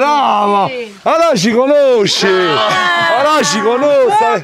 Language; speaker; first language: Italian; native; Italian